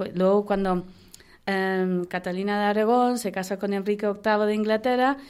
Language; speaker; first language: Spanish; non-native, fluent; English